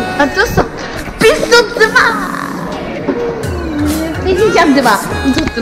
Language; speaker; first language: Russian; non-native, learner; Korean